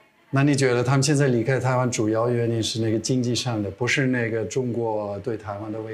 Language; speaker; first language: Chinese; non-native, fluent; German